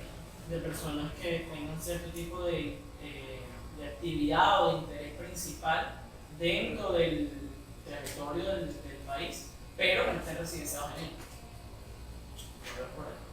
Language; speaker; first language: Spanish; native; Spanish